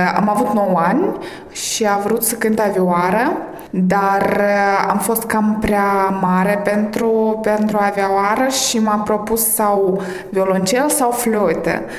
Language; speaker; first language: Romanian; early bilingual, heritage; Romanian